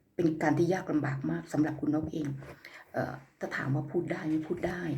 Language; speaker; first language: Thai; native; Thai